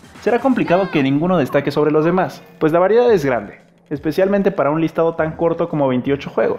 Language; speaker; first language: Spanish; native; Spanish